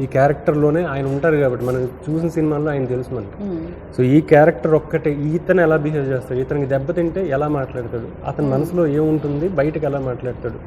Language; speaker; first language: Telugu; native; Telugu